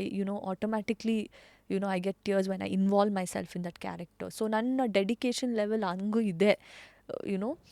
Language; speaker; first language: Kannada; non-native, local second language; Tulu